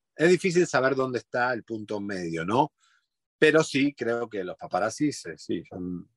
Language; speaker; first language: Spanish; native; Spanish